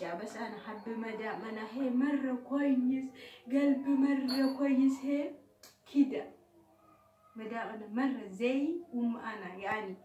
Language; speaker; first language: Arabic; non-native, learner; Oromo